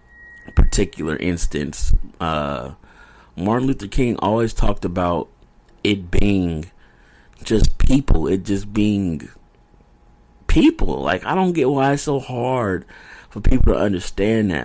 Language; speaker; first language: English; native; English